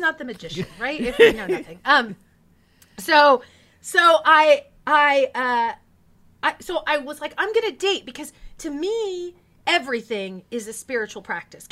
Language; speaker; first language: English; native; English